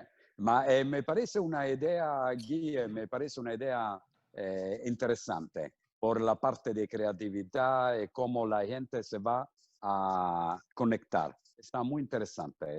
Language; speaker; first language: Spanish; non-native, fluent; Italian